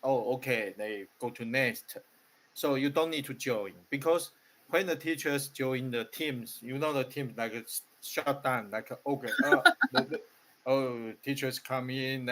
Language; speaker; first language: English; non-native, learner; Chinese